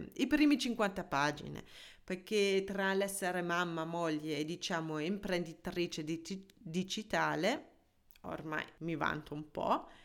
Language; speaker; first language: Italian; non-native, fluent; German